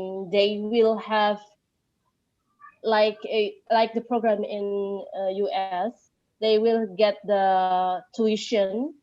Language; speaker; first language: English; non-native, learner; Indonesian